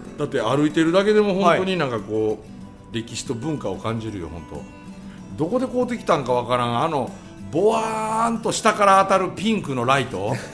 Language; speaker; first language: Japanese; native; Japanese